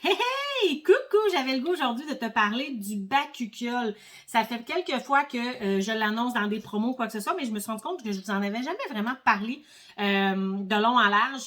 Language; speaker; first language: French; native; French